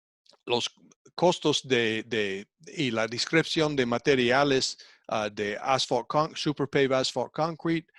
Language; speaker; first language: Spanish; non-native, fluent; English